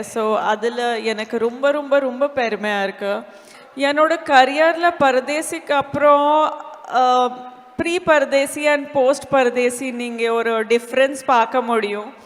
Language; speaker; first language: Tamil; non-native, fluent; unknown